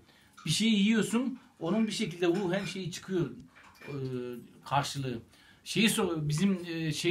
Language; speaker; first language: Turkish; native; Turkish